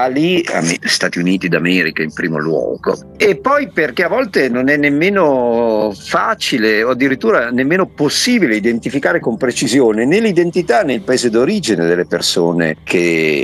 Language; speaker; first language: Italian; native; Italian